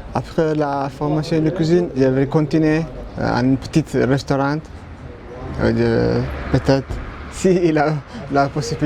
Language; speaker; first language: French; non-native, learner; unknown